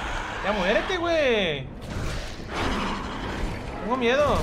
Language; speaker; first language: Spanish; native; Spanish